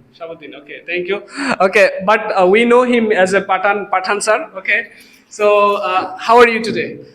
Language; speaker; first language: English; non-native, local second language; Bangla